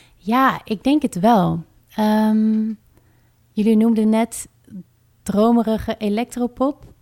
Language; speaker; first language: Dutch; native; Dutch